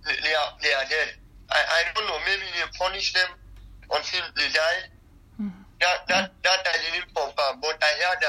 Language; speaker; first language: English; non-native, local second language; Krio